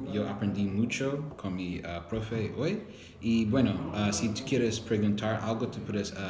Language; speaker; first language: Spanish; non-native, fluent; English